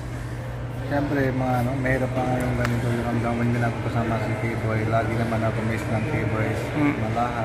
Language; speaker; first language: Filipino; non-native, learner; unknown